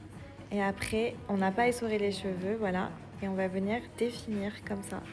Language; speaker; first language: French; native; French